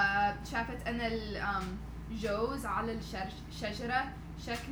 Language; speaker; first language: Arabic; non-native, learner; English